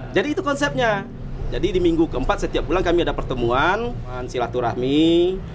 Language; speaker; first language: Indonesian; non-native, local second language; Minangkabau